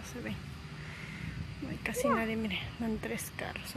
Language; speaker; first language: Spanish; native; Spanish